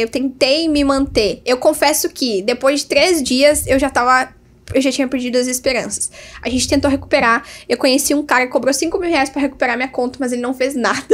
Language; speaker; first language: Portuguese; native; Portuguese